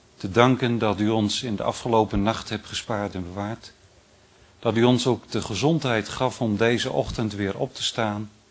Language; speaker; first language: Dutch; native; Dutch